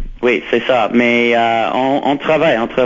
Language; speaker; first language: French; non-native, local second language; English